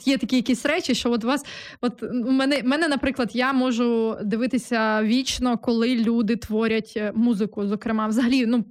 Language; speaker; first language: Ukrainian; native; Ukrainian